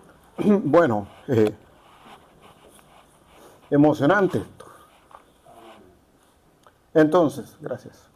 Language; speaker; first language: Spanish; native; Spanish